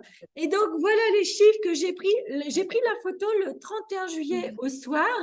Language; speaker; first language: French; native; French